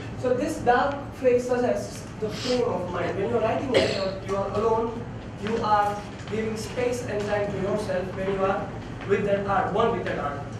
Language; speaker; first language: English; non-native, local second language; Gujarati